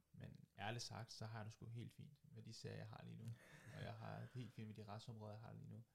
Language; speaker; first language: Danish; early bilingual, other home language; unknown